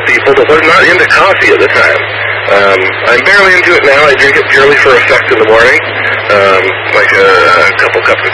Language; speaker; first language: English; native; English